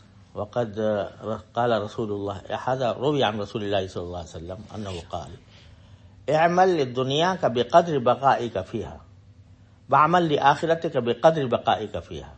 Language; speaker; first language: Arabic; non-native, fluent; Urdu